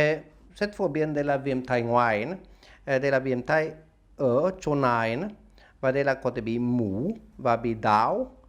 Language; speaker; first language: Vietnamese; non-native, learner; Swedish